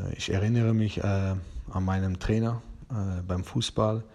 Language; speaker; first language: German; non-native, learner; Persian